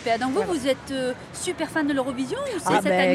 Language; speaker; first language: French; native; French